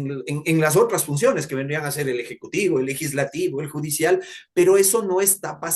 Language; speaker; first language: Spanish; native; Spanish